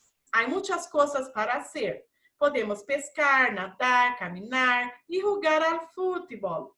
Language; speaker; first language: Spanish; non-native, fluent; Portuguese